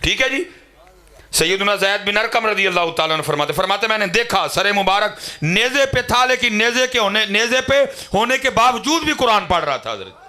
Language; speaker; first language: Urdu; non-native, local second language; Punjabi